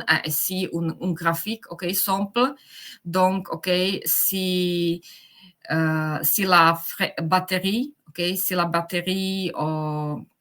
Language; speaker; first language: French; non-native, fluent; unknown